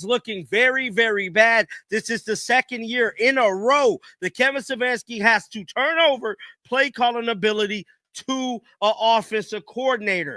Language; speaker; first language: English; native; English